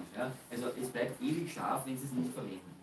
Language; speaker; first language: German; native; German